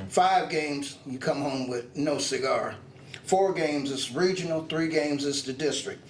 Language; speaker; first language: English; native; English